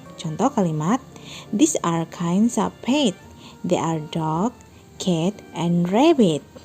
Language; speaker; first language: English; non-native, fluent; Indonesian